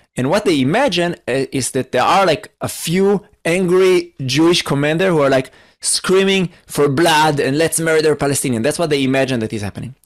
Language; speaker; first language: English; non-native, fluent; Hebrew